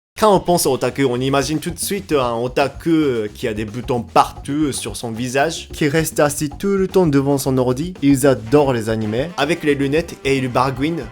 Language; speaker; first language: French; non-native, fluent; Japanese